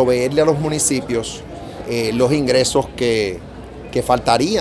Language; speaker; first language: Spanish; native; Spanish